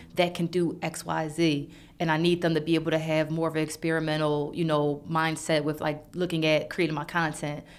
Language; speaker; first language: English; native; English